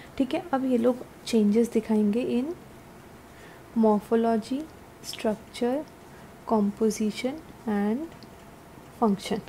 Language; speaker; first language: English; non-native, local second language; Hindi